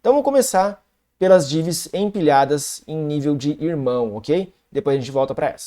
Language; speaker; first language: Portuguese; native; Portuguese